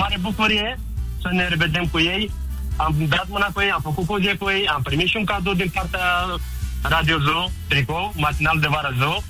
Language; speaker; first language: Romanian; native; Romanian